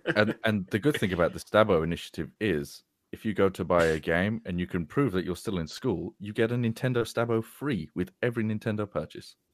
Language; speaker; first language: English; native; English